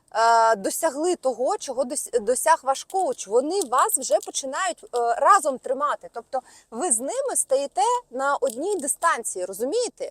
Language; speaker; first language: Ukrainian; non-native, local second language; Russian